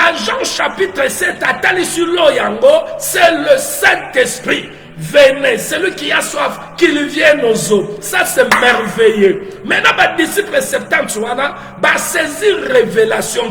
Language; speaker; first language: French; non-native, local second language; Lingala